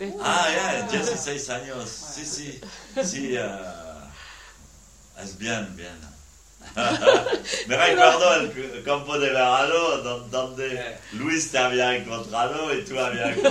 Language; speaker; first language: Spanish; non-native, learner; French